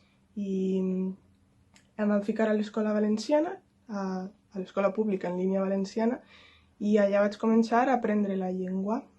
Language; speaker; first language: Catalan; non-native, local second language; Spanish